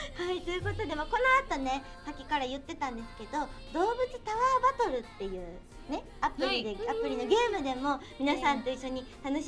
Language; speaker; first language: Japanese; native; Japanese